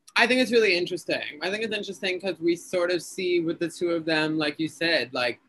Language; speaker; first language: English; early bilingual, other home language; Spanish